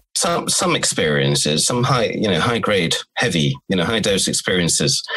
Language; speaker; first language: English; native; English